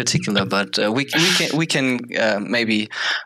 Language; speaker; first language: English; non-native, fluent; German